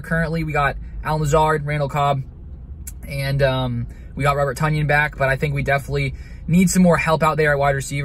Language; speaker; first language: English; native; English